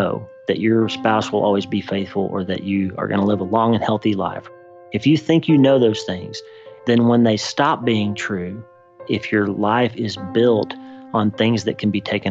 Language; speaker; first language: English; native; English